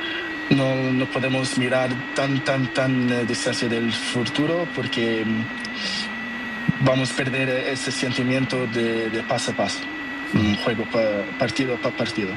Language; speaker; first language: Spanish; non-native, learner; Portuguese